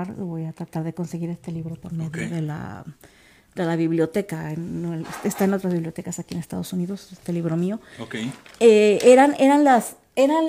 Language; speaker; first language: Spanish; native; Spanish